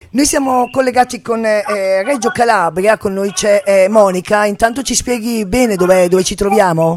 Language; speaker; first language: Italian; native; Italian